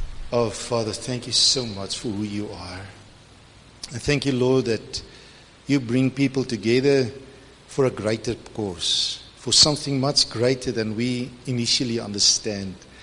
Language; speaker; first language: English; non-native, local second language; Afrikaans